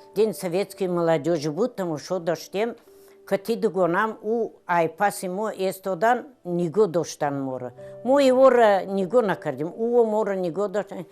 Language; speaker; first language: Tajik; non-native, fluent; Russian